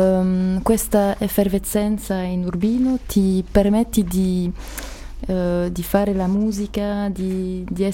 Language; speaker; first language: Italian; non-native, learner; French